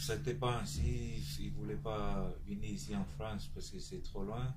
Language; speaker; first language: French; non-native, learner; Tongan